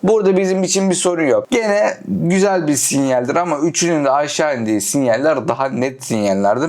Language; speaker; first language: Turkish; native; Turkish